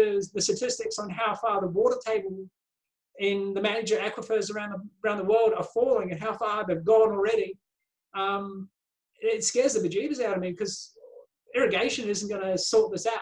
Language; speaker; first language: English; native; English